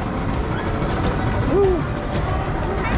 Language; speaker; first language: English; non-native, learner; Korean